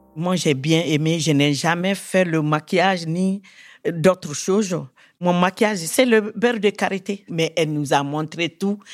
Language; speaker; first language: French; non-native, local second language; Bambara